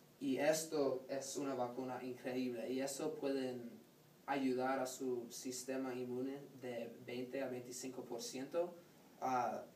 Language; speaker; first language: Spanish; non-native, learner; English